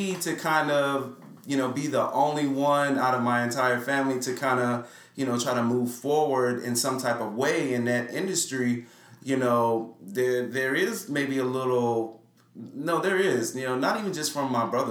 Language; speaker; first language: English; native; English